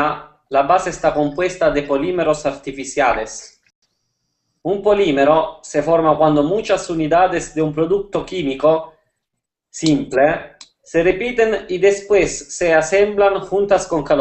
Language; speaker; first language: Spanish; non-native, learner; Italian